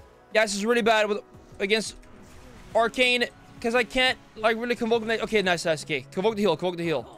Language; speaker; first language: English; non-native, fluent; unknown